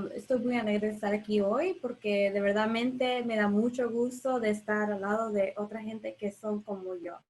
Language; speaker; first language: Spanish; early bilingual, heritage; English